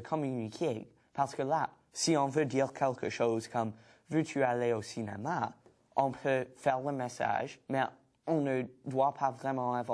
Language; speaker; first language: French; non-native, learner; English